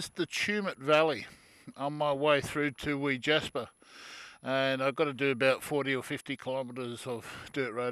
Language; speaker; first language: English; native; English